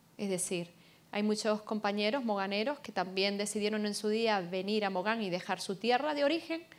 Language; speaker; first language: Spanish; native; Spanish